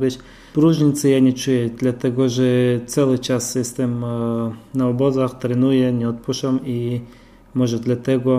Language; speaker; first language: Polish; non-native, fluent; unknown